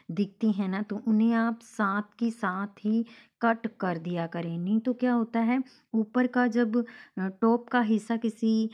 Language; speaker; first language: Hindi; native; Hindi